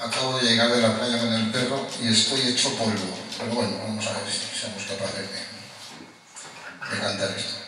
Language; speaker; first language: Spanish; native; Spanish